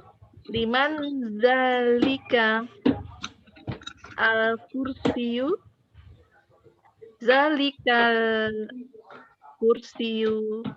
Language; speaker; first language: Arabic; non-native, learner; Indonesian